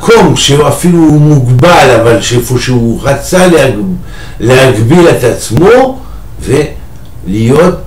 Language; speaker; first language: Hebrew; non-native, fluent; French